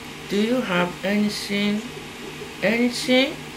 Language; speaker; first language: English; non-native, learner; Japanese